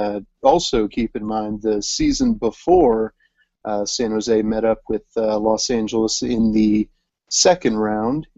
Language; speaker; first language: English; native; English